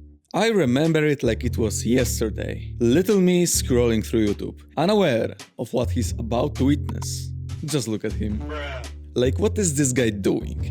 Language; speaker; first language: English; non-native, fluent; Polish